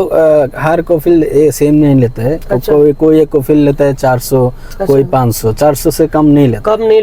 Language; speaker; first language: Hindi; non-native, fluent; Bangla